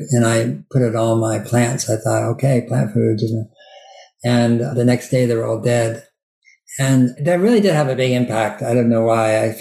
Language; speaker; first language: English; native; English